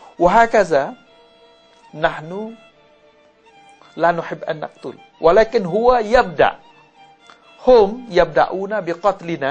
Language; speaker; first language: Arabic; non-native, learner; Malay